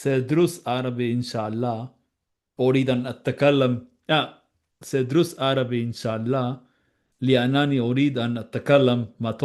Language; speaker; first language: Arabic; non-native, learner; Spanish